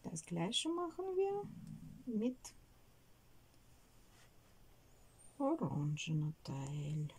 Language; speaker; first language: German; non-native, learner; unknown